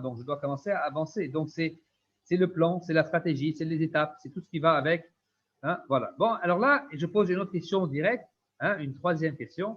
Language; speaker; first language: French; non-native, local second language; Arabic